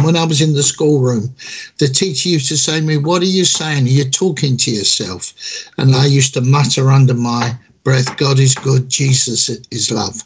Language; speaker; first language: English; native; English